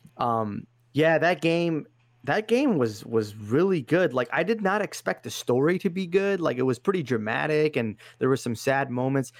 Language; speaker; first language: English; early bilingual, other home language; Arabic